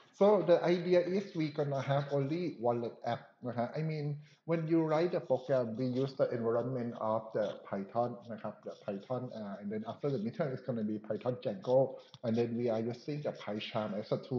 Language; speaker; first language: English; non-native, fluent; Thai